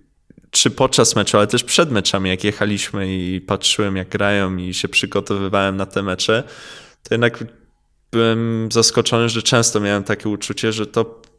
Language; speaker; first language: Polish; early bilingual, heritage; Polish